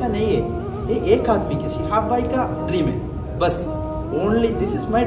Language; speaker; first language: Hindi; non-native, local second language; Malayalam